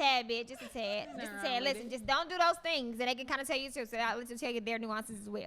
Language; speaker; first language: English; native; English